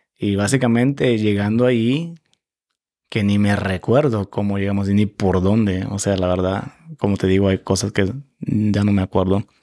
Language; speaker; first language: Spanish; native; Spanish